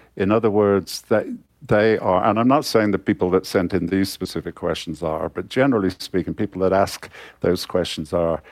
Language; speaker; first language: English; native; English